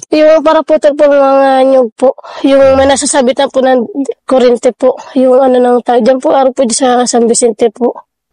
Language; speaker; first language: Filipino; non-native, local second language; Bikol